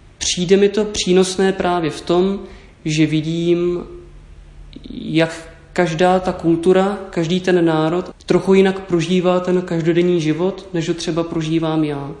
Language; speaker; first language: Czech; native; Czech